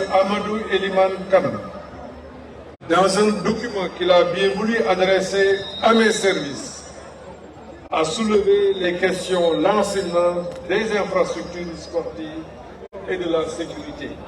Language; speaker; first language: French; non-native, local second language; Wolof